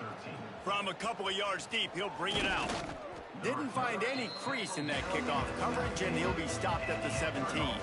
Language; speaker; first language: English; native; English